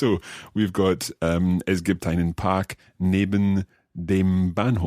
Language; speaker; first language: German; non-native, learner; English